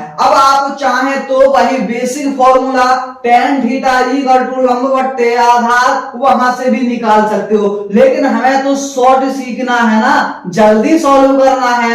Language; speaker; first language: Hindi; native; Hindi